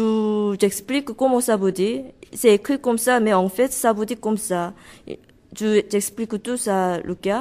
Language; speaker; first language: French; non-native, learner; Korean